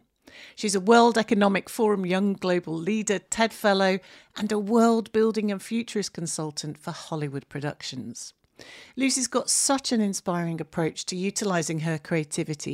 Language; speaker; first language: English; native; English